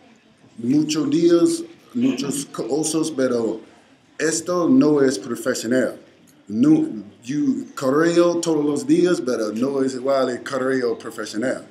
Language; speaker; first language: Spanish; non-native, learner; English